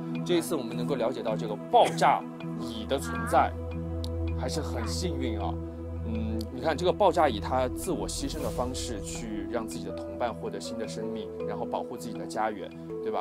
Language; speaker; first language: Chinese; native; Chinese